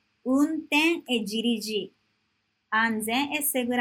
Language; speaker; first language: Portuguese; non-native, fluent; Japanese